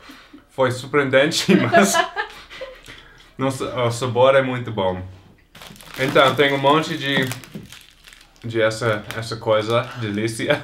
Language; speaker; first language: Portuguese; non-native, fluent; English